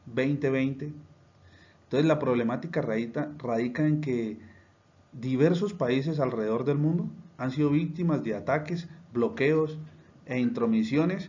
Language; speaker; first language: Spanish; native; Spanish